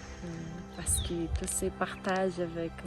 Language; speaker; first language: French; non-native, learner; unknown